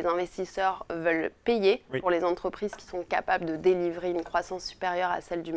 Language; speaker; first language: French; native; French